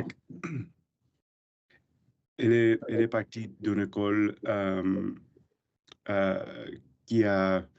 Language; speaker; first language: French; non-native, learner; English